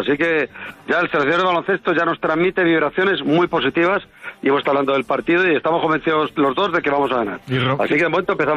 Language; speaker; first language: Spanish; native; Spanish